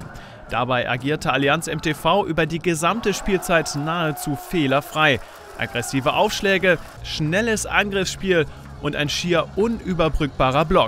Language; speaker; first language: German; native; German